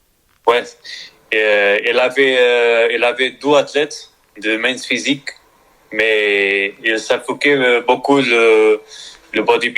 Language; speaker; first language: French; non-native, learner; Spanish